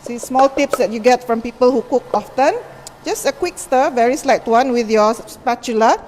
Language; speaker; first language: English; non-native, local second language; Malay